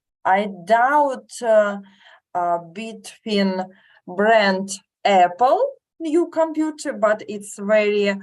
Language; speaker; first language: English; non-native, learner; Russian